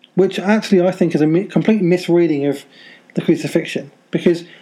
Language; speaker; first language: English; native; English